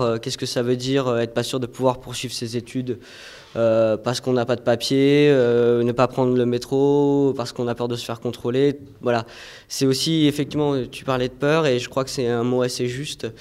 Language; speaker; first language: French; native; French